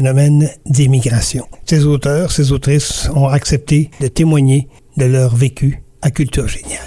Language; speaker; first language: French; native; French